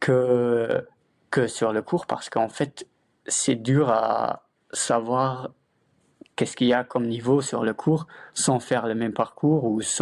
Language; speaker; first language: French; non-native, fluent; Luxembourgish